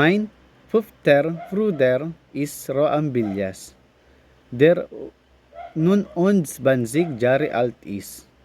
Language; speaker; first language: German; non-native, learner; Filipino